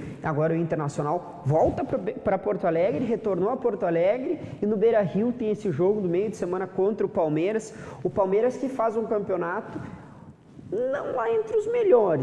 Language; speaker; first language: Portuguese; native; Portuguese